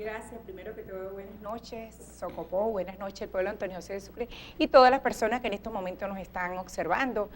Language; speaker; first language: Spanish; native; Spanish